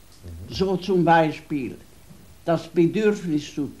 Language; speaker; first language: German; non-native, fluent; Hungarian